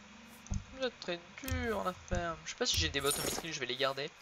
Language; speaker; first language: French; native; French